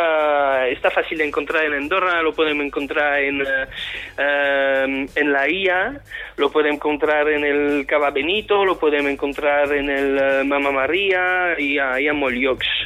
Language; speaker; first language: Catalan; non-native, fluent; French